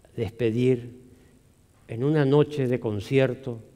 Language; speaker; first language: Spanish; native; Spanish